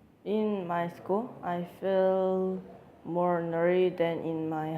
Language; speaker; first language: English; non-native, learner; Korean